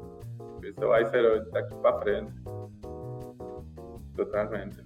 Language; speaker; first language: Portuguese; non-native, learner; Spanish